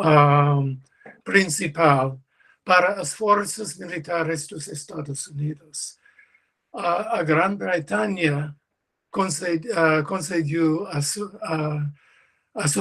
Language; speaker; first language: Portuguese; non-native, learner; English